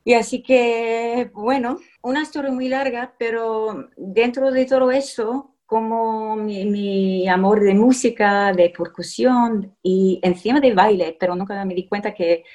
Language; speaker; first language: Spanish; non-native, fluent; English